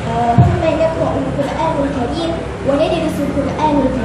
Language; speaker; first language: Arabic; non-native, learner; Indonesian